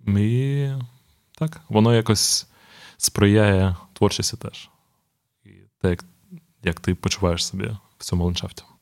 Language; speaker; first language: Ukrainian; non-native, local second language; Russian